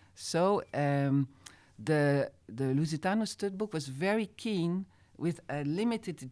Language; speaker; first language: English; non-native, fluent; Dutch